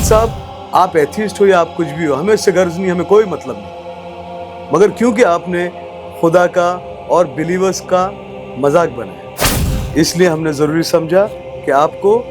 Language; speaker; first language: Hindi; native; Hindi